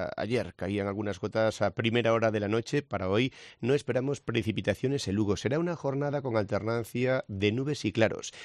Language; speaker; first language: Spanish; native; Spanish